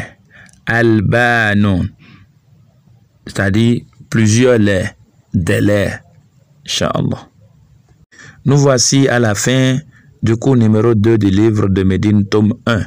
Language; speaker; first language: French; non-native, local second language; Fon